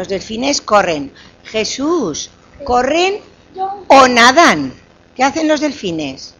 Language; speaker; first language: Spanish; native; Spanish